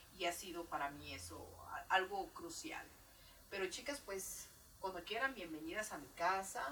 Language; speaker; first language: Spanish; native; Spanish